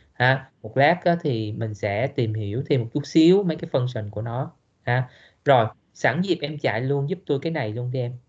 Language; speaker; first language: Vietnamese; native; Vietnamese